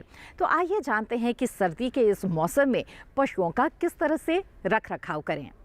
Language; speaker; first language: Hindi; native; Hindi